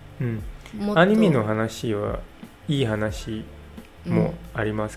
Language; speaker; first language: Japanese; non-native, learner; English